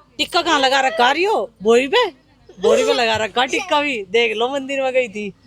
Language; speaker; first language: Hindi; native; Hindi